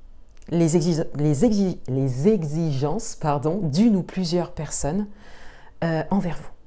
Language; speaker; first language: French; native; French